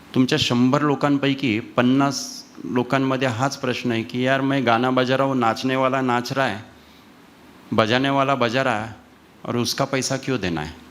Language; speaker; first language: Hindi; non-native, local second language; Marathi